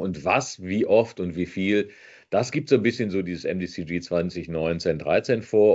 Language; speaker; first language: German; native; German